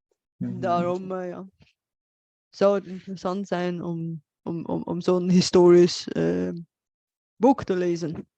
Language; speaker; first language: Dutch; non-native, fluent; Bulgarian